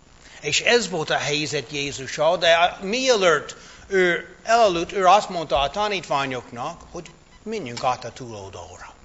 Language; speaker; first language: Hungarian; non-native, fluent; English